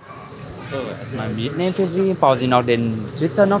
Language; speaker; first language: German; non-native, fluent; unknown